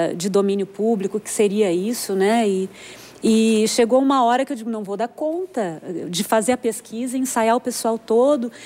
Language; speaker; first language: Portuguese; native; Portuguese